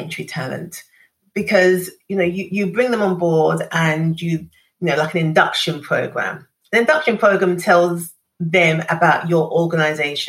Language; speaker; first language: English; native; English